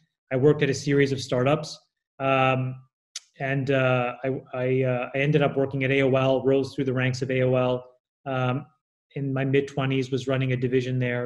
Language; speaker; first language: English; native; English